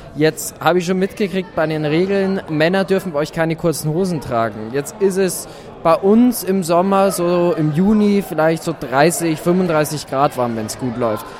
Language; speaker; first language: German; native; German